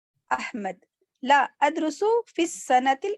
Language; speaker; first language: Arabic; non-native, learner; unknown